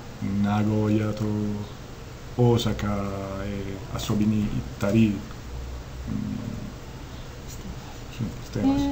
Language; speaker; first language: Japanese; non-native, learner; Italian